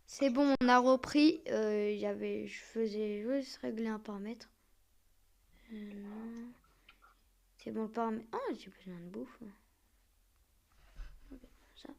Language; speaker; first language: French; native; French